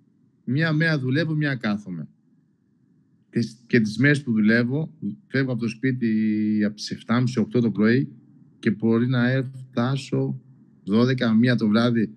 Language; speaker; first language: Greek; non-native, local second language; Albanian